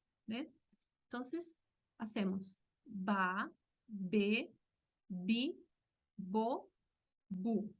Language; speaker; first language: Spanish; non-native, fluent; Portuguese